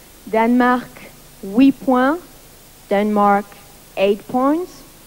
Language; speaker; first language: English; non-native, fluent; Luxembourgish